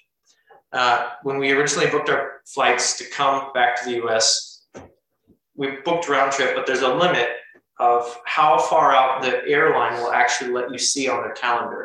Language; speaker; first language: English; native; English